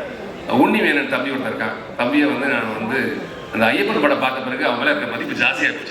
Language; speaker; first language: Tamil; native; Tamil